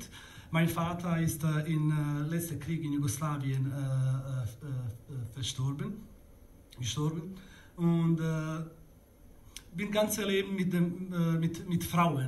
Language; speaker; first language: German; non-native, learner; Bosnian